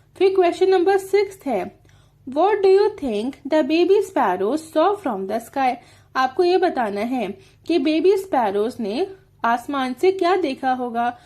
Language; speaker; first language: Hindi; native; Hindi